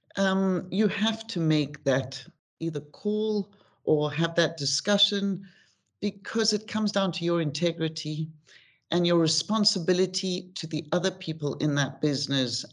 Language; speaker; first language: English; native; English